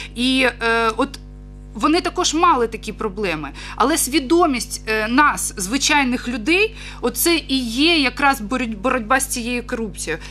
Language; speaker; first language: Ukrainian; native; Ukrainian